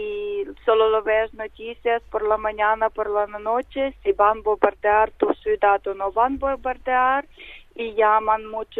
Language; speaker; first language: Spanish; non-native, learner; Ukrainian